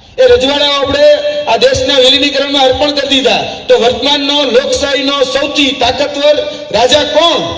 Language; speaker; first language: Gujarati; native; Gujarati